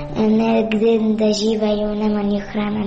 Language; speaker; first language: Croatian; non-native, learner; Persian